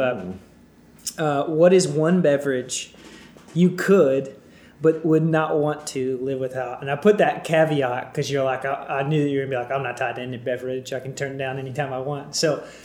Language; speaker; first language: English; native; English